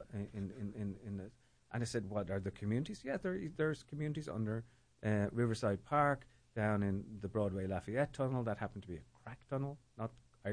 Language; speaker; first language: English; native; English